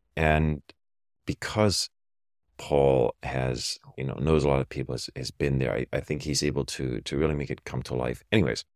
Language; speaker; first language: English; non-native, fluent; German